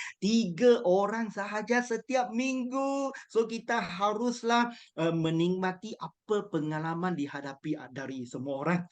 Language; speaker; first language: Malay; non-native, local second language; Chinese